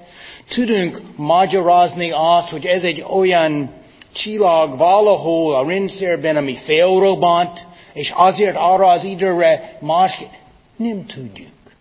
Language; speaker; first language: Hungarian; non-native, fluent; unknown